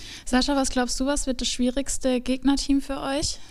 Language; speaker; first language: German; native; German